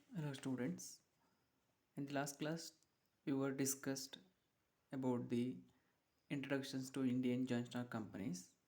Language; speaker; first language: English; non-native, local second language; Kannada